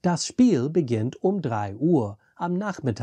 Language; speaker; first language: German; non-native, fluent; English